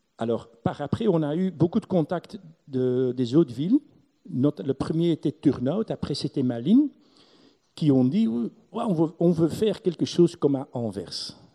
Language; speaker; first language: French; non-native, local second language; Dutch